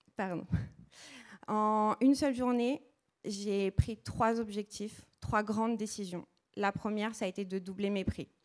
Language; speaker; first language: French; early bilingual, other home language; Portuguese